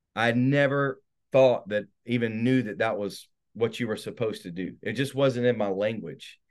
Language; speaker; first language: English; native; English